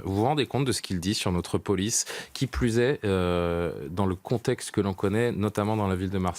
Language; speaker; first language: French; native; French